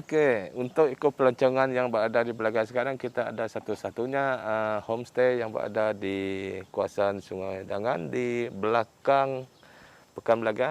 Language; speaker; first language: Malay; non-native, local second language; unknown